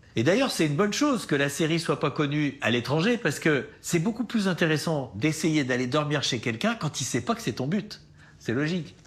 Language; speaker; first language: French; native; French